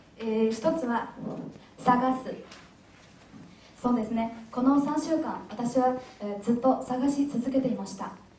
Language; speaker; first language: Japanese; non-native, fluent; Chinese